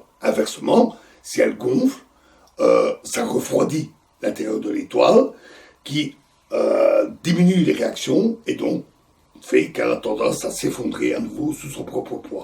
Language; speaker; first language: French; native; French